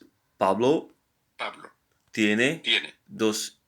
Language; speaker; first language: Spanish; non-native, learner; English